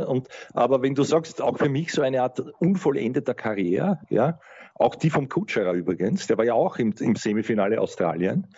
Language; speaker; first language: German; native; German